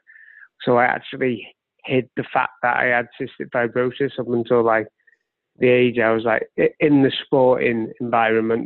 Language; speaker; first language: English; native; English